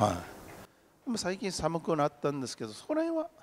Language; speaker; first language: Japanese; native; Japanese